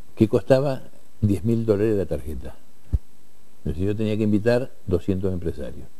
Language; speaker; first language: Spanish; native; Spanish